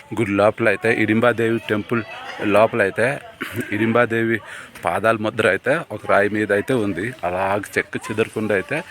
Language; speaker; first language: Telugu; non-native, local second language; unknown